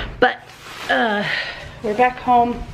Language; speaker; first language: English; native; English